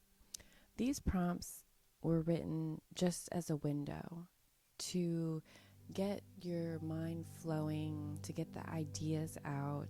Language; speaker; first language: English; native; English